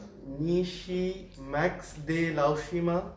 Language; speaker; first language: Chinese; non-native, learner; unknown